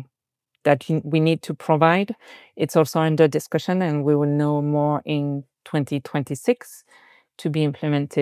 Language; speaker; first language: English; non-native, fluent; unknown